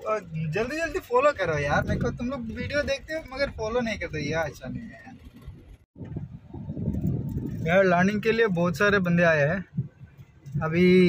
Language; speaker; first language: Hindi; native; Hindi